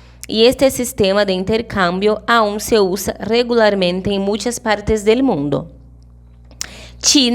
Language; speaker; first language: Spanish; non-native, fluent; Portuguese